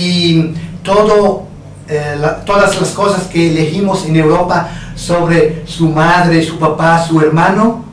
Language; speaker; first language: Spanish; non-native, fluent; Italian